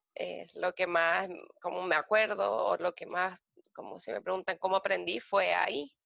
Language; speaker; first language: Spanish; native; Spanish